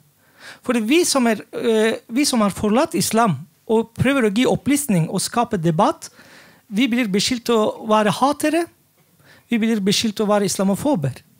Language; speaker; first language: Norwegian; non-native, fluent; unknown